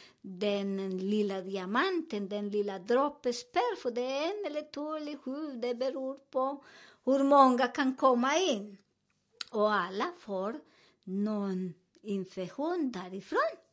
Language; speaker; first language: Swedish; non-native, fluent; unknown